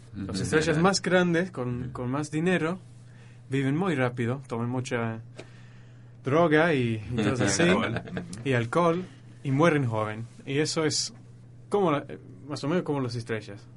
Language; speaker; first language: Spanish; non-native, fluent; English